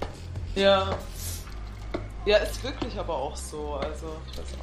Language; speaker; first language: German; native; German